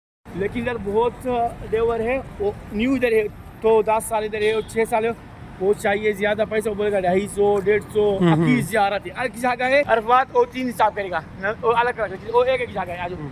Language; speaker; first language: Hindi; non-native, learner; Baluchi